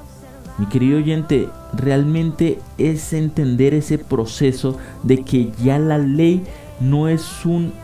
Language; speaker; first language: Spanish; native; Spanish